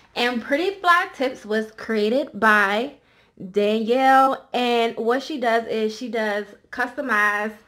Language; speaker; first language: English; native; English